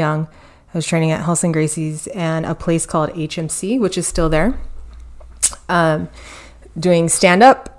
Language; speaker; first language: English; native; English